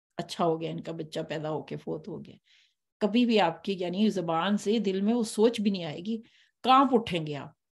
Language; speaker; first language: Hindi; native; Hindi